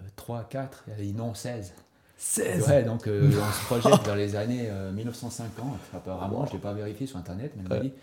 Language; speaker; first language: French; native; French